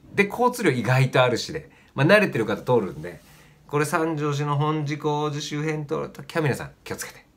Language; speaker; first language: Japanese; native; Japanese